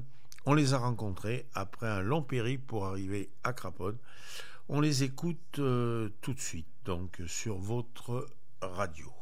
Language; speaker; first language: French; native; French